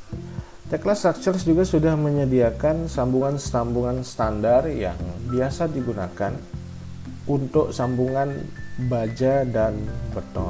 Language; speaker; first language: Indonesian; native; Indonesian